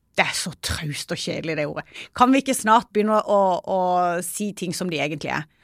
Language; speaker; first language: Norwegian; native; Norwegian